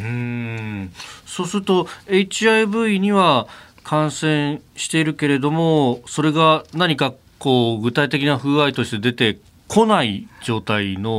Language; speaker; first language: Japanese; native; Japanese